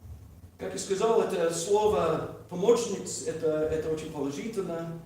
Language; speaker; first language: Russian; non-native, learner; English